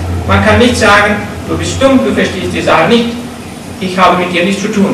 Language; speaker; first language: German; non-native, fluent; Turkish